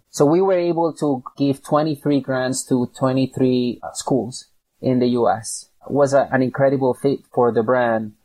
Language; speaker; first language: English; non-native, fluent; Catalan